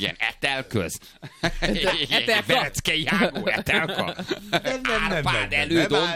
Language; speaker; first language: Hungarian; native; Hungarian